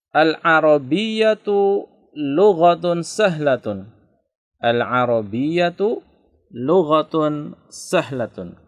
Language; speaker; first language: Arabic; non-native, fluent; Indonesian